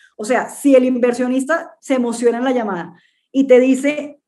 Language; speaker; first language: Spanish; native; Spanish